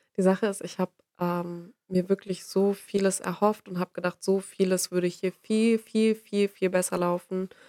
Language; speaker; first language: German; native; German